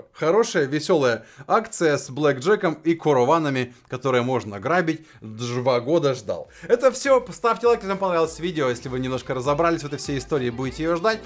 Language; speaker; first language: Russian; native; Russian